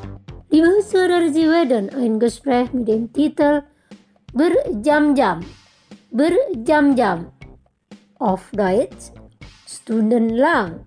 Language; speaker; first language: German; non-native, fluent; Indonesian